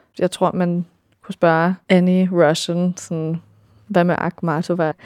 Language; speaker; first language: Danish; early bilingual, heritage; Danish